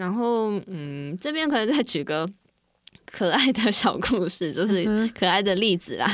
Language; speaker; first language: Chinese; native; Chinese